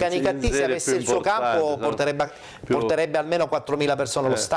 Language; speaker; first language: Italian; native; Italian